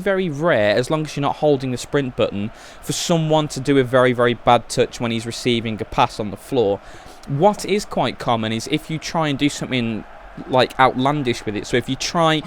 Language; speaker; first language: English; native; English